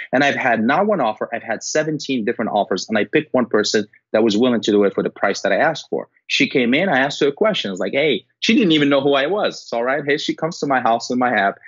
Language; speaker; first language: English; non-native, fluent; Arabic